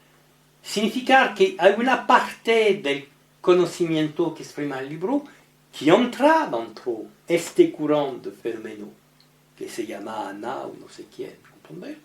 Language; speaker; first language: Spanish; non-native, learner; French